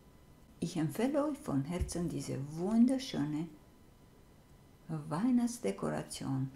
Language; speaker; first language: German; non-native, fluent; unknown